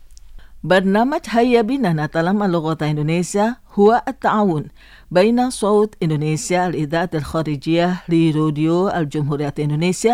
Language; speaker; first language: Arabic; non-native, fluent; Indonesian